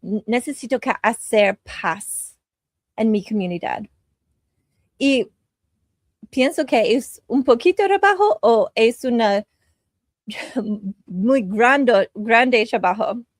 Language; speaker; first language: Spanish; non-native, learner; English